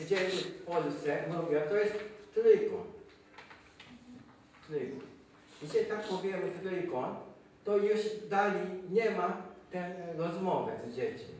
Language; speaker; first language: Polish; non-native, learner; Japanese